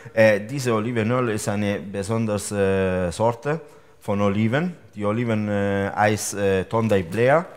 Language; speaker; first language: German; non-native, learner; Italian